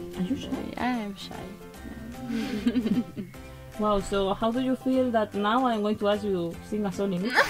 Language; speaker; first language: English; non-native, fluent; Spanish